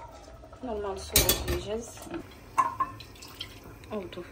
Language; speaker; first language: Turkish; non-native, learner; Arabic